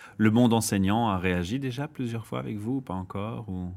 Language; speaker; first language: French; native; French